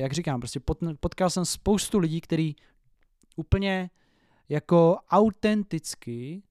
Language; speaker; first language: Czech; native; Czech